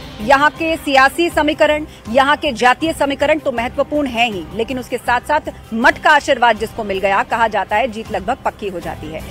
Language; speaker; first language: Hindi; native; Hindi